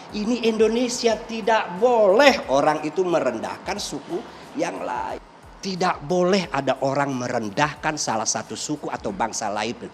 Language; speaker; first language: Indonesian; native; Indonesian